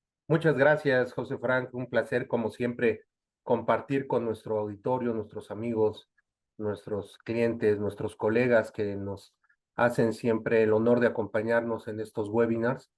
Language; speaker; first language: Spanish; native; Spanish